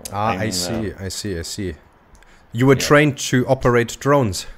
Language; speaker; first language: English; non-native, fluent; German